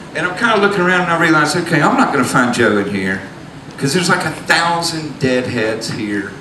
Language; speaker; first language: English; native; English